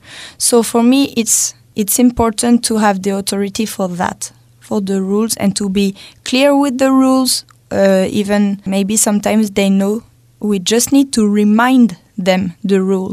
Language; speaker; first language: English; non-native, fluent; French